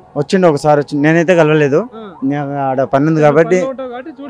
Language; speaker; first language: Telugu; native; Telugu